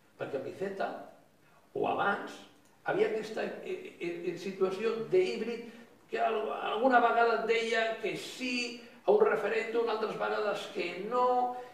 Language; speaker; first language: Catalan; non-native, local second language; Spanish